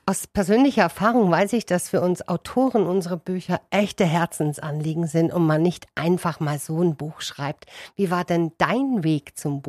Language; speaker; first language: German; native; German